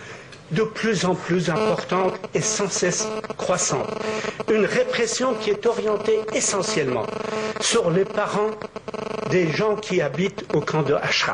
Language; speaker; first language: French; native; French